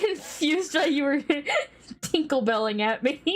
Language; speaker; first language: English; native; English